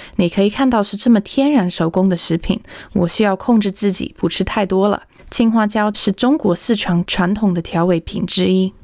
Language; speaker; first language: Chinese; early bilingual, heritage; Chinese